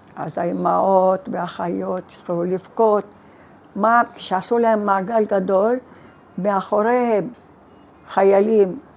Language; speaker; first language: Hebrew; non-native, fluent; Arabic